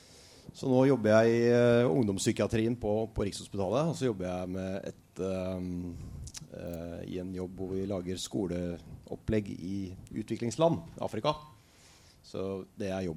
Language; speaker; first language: Norwegian; native; Norwegian